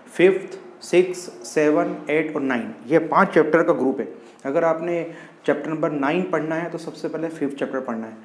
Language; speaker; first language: Hindi; native; Hindi